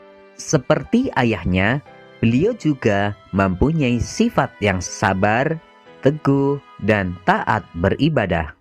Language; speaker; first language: Indonesian; native; Indonesian